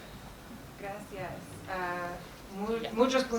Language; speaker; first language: Spanish; non-native, fluent; English